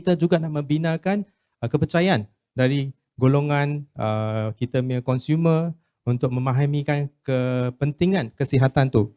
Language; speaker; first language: Malay; non-native, local second language; Cantonese